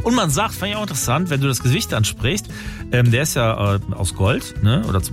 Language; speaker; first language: German; native; German